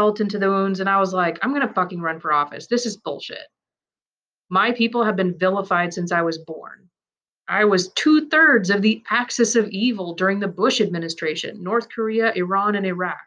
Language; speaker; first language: English; early bilingual, other home language; Persian